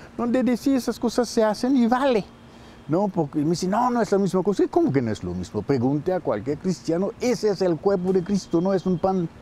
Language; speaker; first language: Spanish; non-native, fluent; Haitian Creole